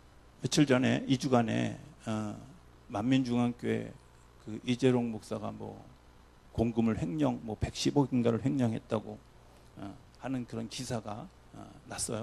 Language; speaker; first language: Korean; native; Korean